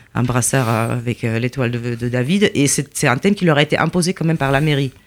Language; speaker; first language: French; non-native, fluent; Polish